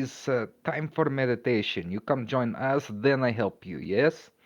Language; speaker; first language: English; native; English